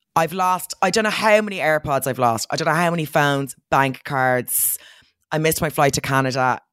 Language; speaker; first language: English; native; English